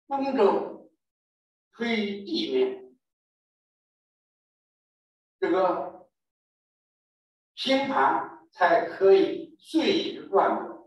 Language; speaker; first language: Chinese; native; Chinese